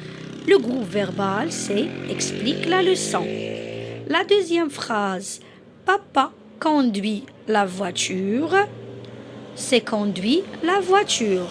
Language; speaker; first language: French; non-native, local second language; Arabic